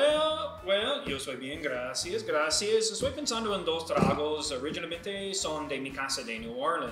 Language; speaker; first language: Spanish; non-native, learner; English